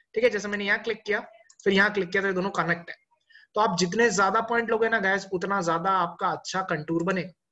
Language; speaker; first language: Hindi; native; Hindi